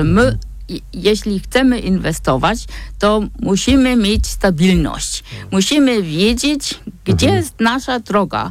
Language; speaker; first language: Polish; non-native, fluent; German